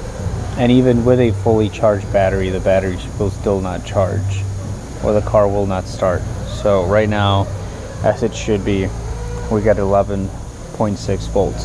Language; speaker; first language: English; native; English